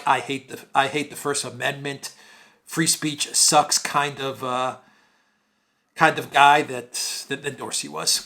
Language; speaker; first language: English; native; English